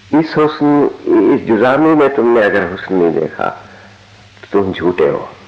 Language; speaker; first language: Urdu; non-native, local second language; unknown